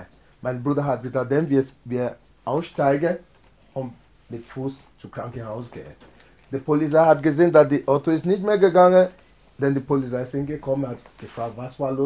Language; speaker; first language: German; non-native, learner; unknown